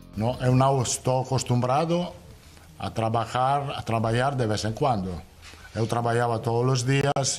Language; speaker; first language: Portuguese; non-native, fluent; Italian